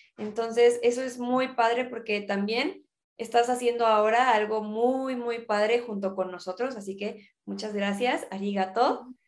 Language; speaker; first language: Spanish; native; Spanish